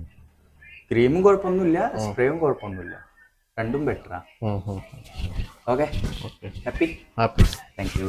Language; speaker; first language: Malayalam; non-native, local second language; Punjabi